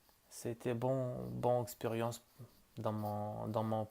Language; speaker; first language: French; non-native, learner; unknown